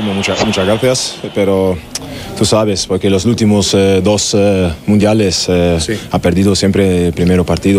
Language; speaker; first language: Spanish; non-native, learner; German